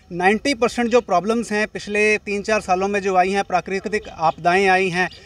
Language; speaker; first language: Hindi; native; Hindi